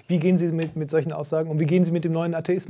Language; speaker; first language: German; native; German